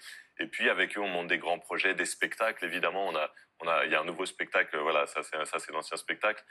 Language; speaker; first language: French; native; French